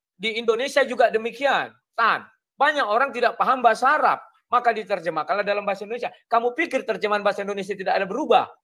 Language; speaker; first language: Indonesian; native; Indonesian